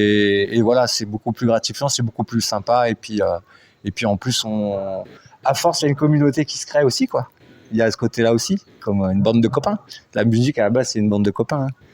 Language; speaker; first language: French; native; French